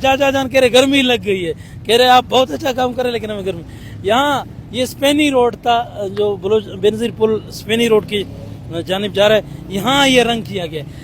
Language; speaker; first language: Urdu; non-native, local second language; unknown